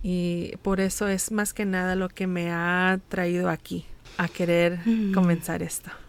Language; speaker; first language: Spanish; early bilingual, heritage; Spanish